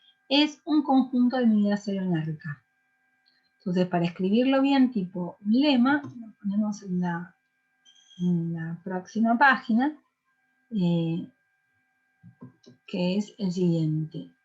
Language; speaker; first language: Spanish; native; Spanish